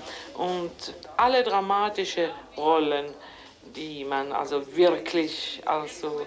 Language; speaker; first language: German; non-native, fluent; Swedish